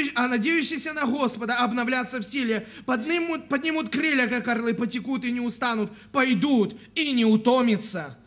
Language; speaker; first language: Russian; non-native, local second language; Armenian